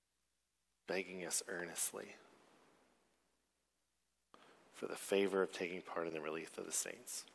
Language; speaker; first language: English; native; English